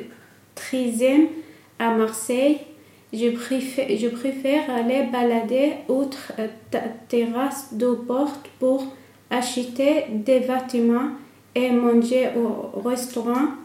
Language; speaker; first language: French; non-native, learner; Arabic